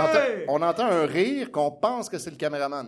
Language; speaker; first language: French; native; French